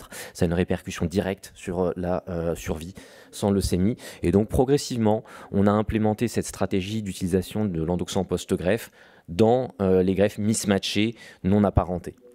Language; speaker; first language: French; native; French